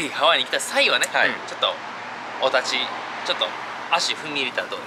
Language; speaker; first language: Japanese; native; Japanese